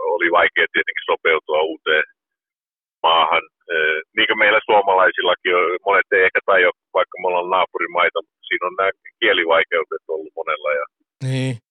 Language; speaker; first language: Finnish; early bilingual, heritage; Finnish